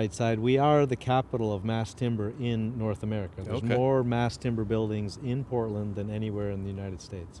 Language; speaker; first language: English; native; English